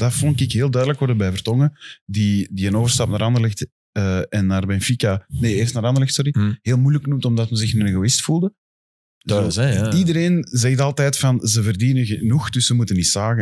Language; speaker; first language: Dutch; native; Dutch